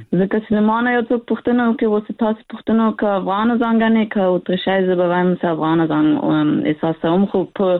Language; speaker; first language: Pashto; early bilingual, heritage; Pashto